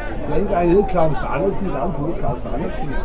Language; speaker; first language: Danish; native; Danish